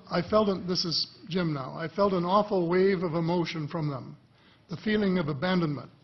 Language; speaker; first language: English; native; English